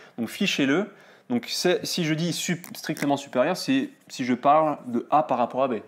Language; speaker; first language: French; native; French